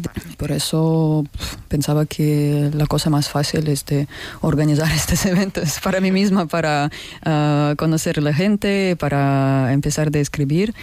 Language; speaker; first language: Spanish; non-native, learner; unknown